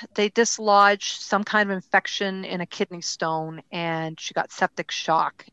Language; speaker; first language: English; native; English